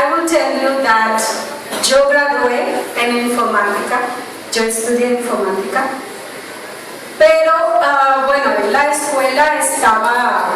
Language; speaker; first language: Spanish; non-native, learner; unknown